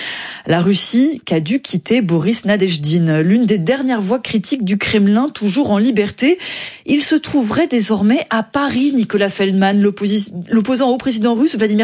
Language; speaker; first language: French; native; French